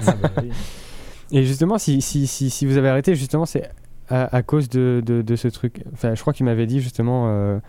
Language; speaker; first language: French; native; French